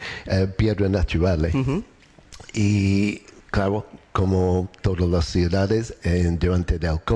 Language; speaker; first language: Spanish; non-native, learner; English